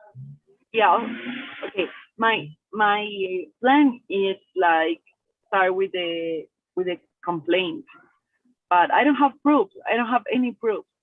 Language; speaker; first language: English; non-native, learner; Spanish